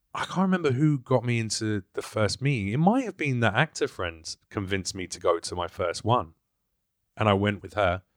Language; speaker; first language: English; native; English